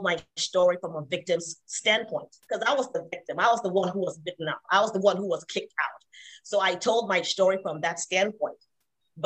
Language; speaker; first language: English; non-native, local second language; Igbo